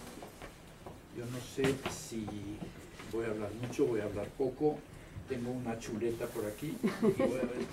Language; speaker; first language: Spanish; native; Spanish